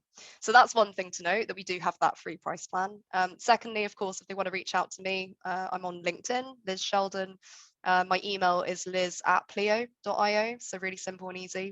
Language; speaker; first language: English; native; English